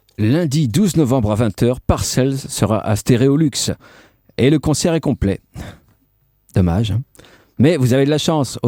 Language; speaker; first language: French; native; French